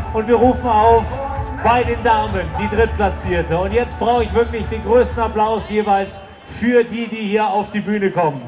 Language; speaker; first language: German; native; German